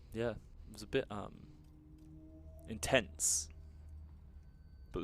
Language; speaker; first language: English; native; English